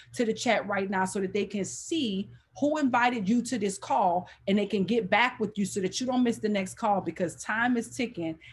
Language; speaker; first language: English; native; English